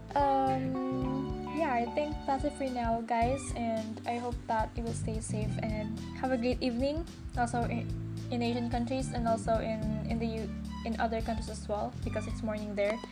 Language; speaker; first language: English; non-native, local second language; Cebuano